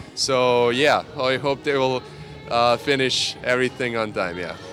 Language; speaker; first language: English; non-native, fluent; Serbian